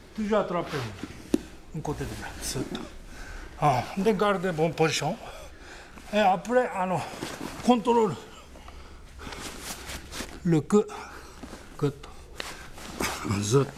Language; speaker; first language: French; non-native, learner; Japanese